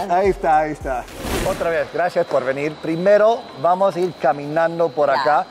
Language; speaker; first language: Spanish; non-native, fluent; English